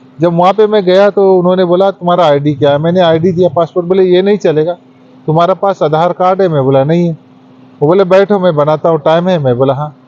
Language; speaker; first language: Hindi; native; Hindi